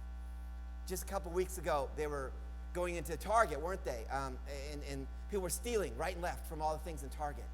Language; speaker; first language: English; native; English